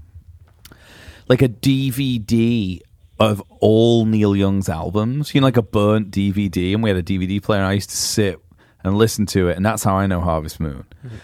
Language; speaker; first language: English; native; English